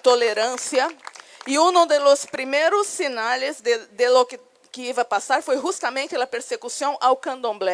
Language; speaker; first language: Portuguese; non-native, fluent; Spanish